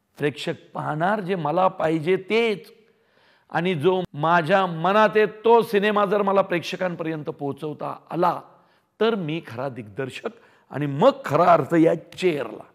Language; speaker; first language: Marathi; native; Marathi